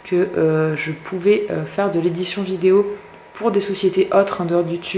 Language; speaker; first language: French; native; French